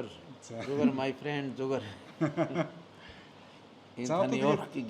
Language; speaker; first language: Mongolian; non-native, learner; Urdu